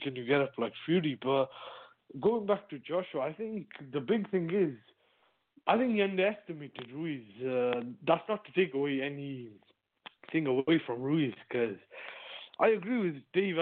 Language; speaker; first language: English; native; English